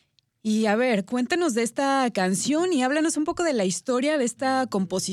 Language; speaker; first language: Spanish; native; Spanish